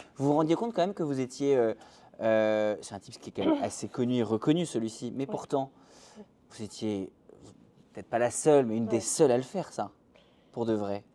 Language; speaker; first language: French; native; French